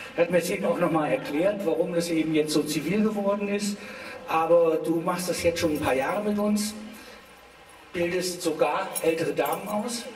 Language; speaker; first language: German; native; German